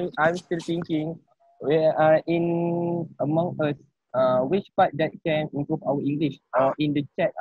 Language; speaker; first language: English; non-native, local second language; Malay